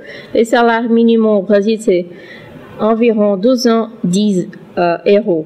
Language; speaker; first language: French; non-native, learner; Portuguese